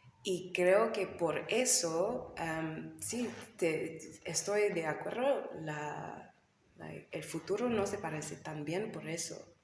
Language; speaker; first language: Spanish; non-native, learner; English